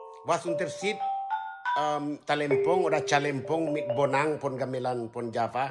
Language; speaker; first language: German; non-native, learner; Indonesian